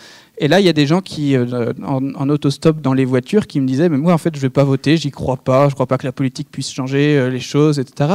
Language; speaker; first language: French; native; French